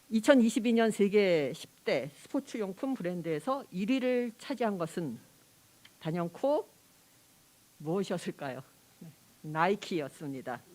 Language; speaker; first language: Korean; native; Korean